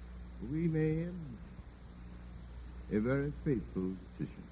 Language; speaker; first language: English; native; English